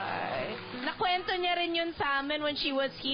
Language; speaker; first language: Filipino; native; Filipino